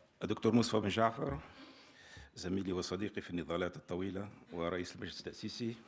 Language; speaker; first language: Arabic; native; Arabic